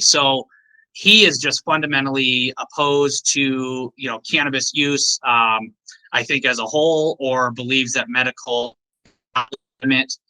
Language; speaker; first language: English; native; English